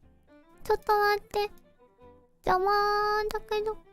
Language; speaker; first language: Japanese; non-native, learner; Indonesian